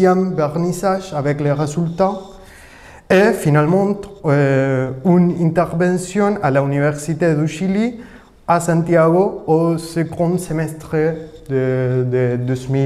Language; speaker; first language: French; non-native, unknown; Spanish